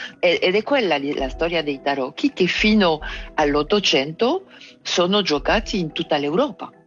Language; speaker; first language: Italian; non-native, fluent; French